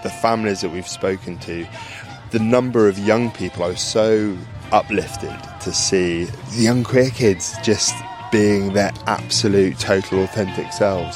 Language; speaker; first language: English; native; English